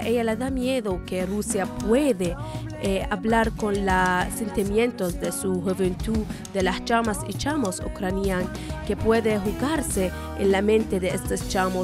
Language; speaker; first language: Spanish; non-native, fluent; Arabic